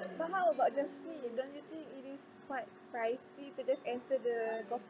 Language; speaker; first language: English; non-native, local second language; Malay